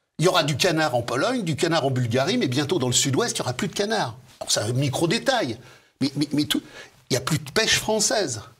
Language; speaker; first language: French; native; French